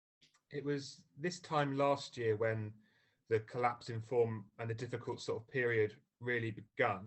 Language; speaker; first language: English; native; English